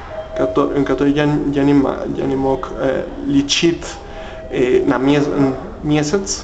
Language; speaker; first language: Russian; non-native, learner; Spanish